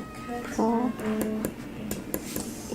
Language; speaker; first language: French; non-native, learner; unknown